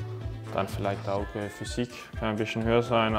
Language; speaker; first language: German; non-native, learner; Danish